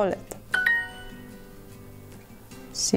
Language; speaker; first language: Finnish; non-native, learner; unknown